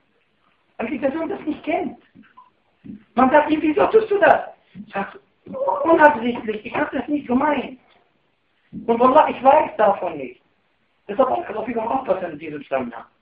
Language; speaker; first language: German; non-native, fluent; Arabic